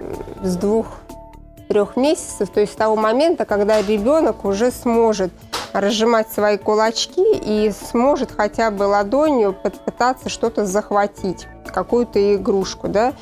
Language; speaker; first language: Russian; native; Russian